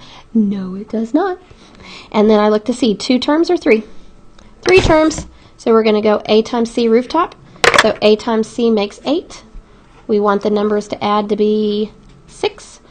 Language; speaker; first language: English; native; English